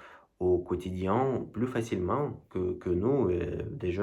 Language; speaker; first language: French; non-native, learner; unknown